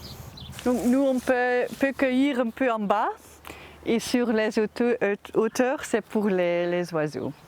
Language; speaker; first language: French; non-native, fluent; Dutch